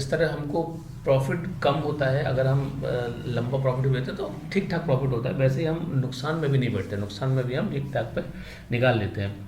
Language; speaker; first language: Hindi; native; Hindi